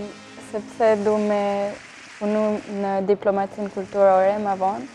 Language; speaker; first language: Albanian; early bilingual, heritage; French